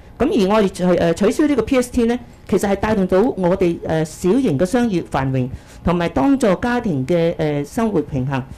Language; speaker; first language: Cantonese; early bilingual, heritage; Cantonese